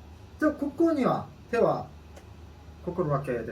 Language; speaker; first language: Japanese; non-native, learner; Korean